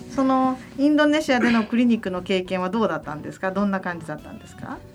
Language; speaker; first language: Japanese; native; Japanese